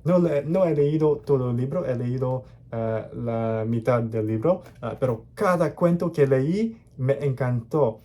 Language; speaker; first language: Spanish; non-native, learner; English